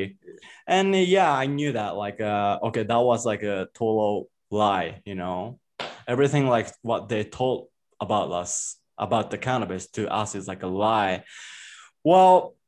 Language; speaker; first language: English; non-native, fluent; Japanese